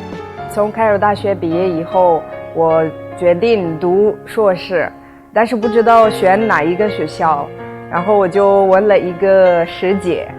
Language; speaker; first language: Chinese; non-native, fluent; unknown